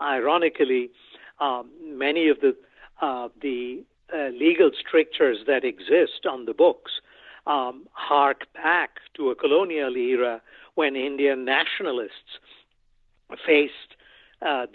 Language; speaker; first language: English; non-native, local second language; Bangla